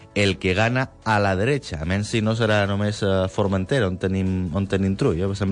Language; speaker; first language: Spanish; non-native, local second language; Catalan